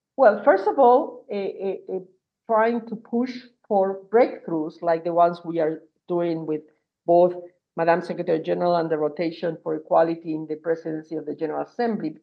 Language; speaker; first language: English; non-native, fluent; Spanish